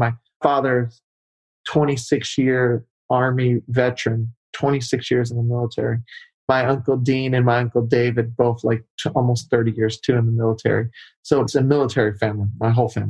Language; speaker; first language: English; native; English